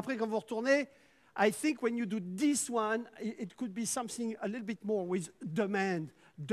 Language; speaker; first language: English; non-native, fluent; Armenian